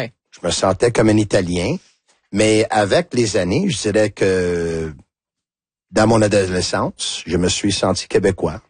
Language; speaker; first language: French; non-native, local second language; Italian